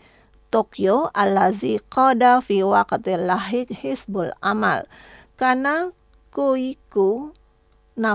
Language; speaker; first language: Arabic; non-native, fluent; Indonesian